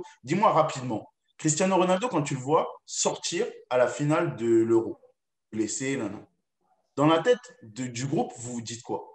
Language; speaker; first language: French; native; French